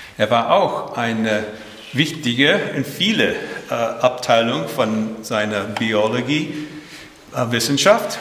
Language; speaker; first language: German; early bilingual, heritage; German